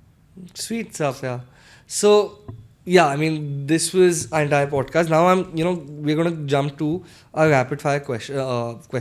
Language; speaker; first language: English; non-native, local second language; Hindi